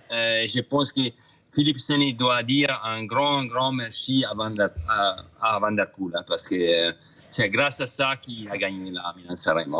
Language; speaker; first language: French; non-native, fluent; Italian